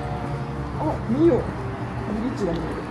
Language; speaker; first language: Japanese; native; Japanese